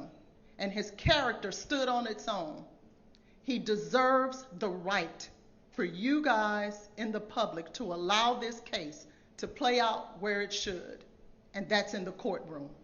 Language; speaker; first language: English; native; English